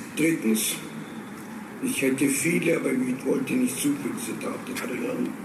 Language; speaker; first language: German; native; German